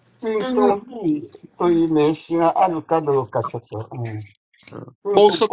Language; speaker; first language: Japanese; non-native, learner; Chinese